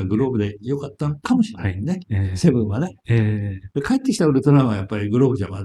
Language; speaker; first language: Japanese; native; Japanese